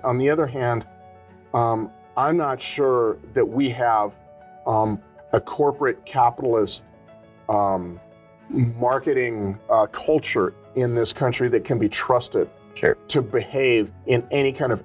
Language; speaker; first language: English; native; English